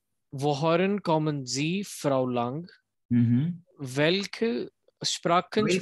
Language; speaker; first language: German; non-native, learner; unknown